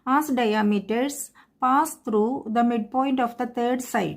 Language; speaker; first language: English; non-native, local second language; Malayalam